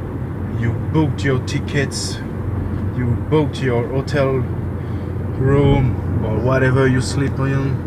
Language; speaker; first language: English; non-native, local second language; French